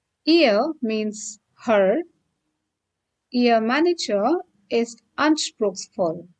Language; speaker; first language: German; non-native, fluent; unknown